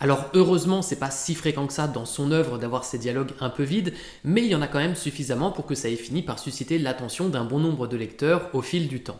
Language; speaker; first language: French; native; French